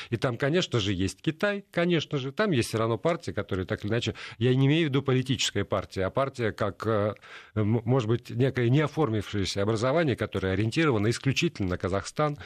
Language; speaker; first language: Russian; native; Russian